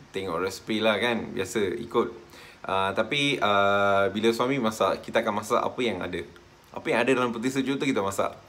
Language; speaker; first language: Malay; non-native, local second language; Tamil